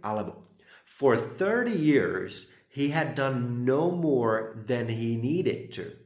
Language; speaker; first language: English; non-native, fluent; Slovak